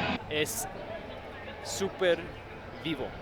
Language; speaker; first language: Spanish; non-native, fluent; English